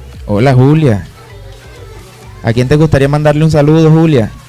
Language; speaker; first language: Spanish; native; Spanish